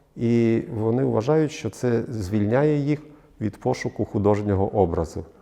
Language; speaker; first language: Ukrainian; native; Ukrainian